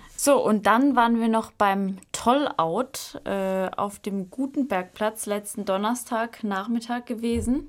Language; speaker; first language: German; native; German